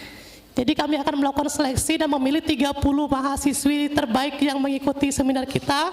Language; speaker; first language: Indonesian; native; Indonesian